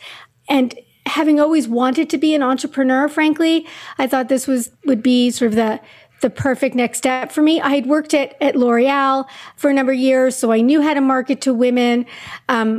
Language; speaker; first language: English; native; English